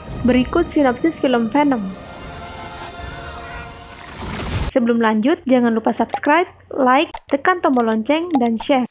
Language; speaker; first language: Indonesian; native; Indonesian